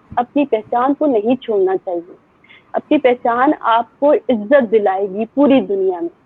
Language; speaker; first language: Urdu; native; Urdu